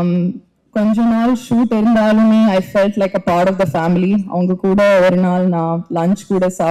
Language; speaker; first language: Tamil; non-native, learner; English